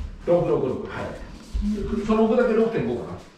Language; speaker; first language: Japanese; native; Japanese